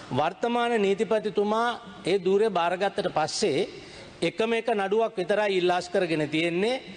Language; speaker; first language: Sinhala; native; Sinhala